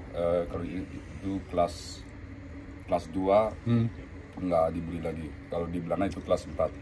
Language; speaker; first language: Indonesian; early bilingual, heritage; Dutch